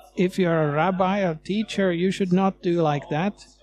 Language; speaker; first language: English; non-native, fluent; Swedish